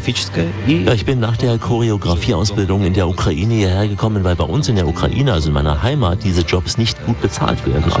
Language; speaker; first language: German; native; German